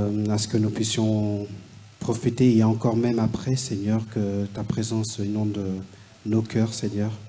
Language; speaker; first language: French; native; French